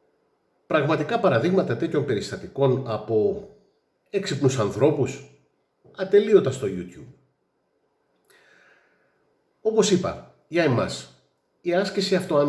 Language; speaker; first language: Greek; native; Greek